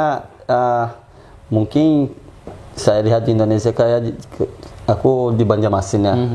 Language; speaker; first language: Indonesian; non-native, fluent; Portuguese